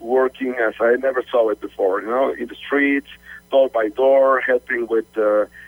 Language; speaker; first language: English; non-native, learner; Spanish